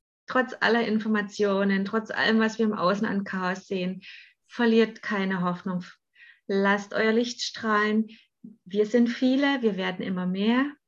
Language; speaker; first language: German; native; German